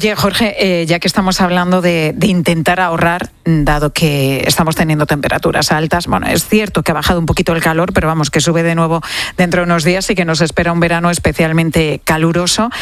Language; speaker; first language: Spanish; native; Spanish